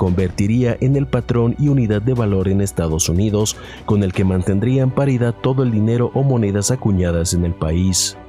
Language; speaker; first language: Spanish; native; Spanish